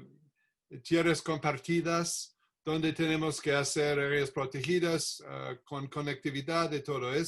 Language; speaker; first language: Spanish; non-native, learner; English